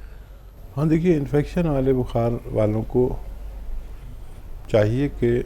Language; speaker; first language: Hindi; native; Hindi